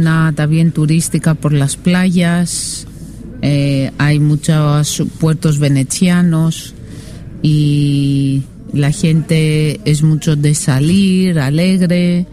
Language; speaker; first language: Spanish; non-native, fluent; Greek